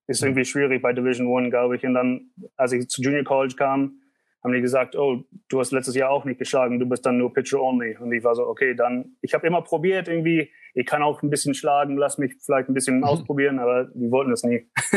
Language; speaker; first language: German; early bilingual, heritage; German